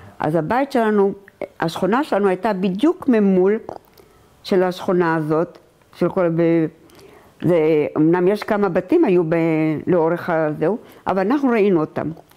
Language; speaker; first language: Hebrew; native; Hebrew